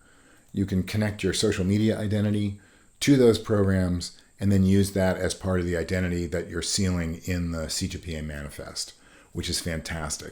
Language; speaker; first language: English; native; English